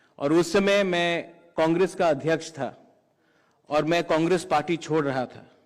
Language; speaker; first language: Hindi; non-native, local second language; Kok Borok